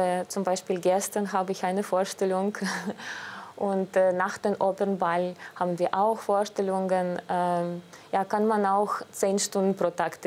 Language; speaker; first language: German; non-native, fluent; Russian